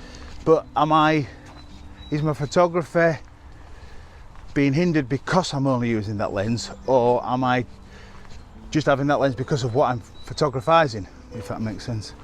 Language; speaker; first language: English; native; English